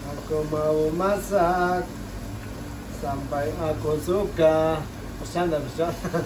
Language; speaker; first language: Indonesian; non-native, learner; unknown